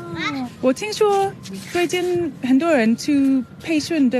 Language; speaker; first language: Chinese; non-native, learner; English